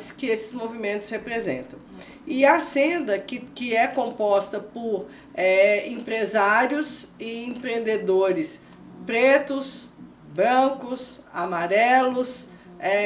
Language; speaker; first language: Portuguese; native; Portuguese